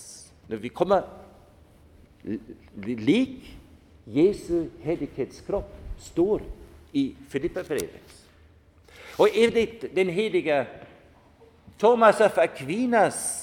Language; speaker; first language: Swedish; non-native, fluent; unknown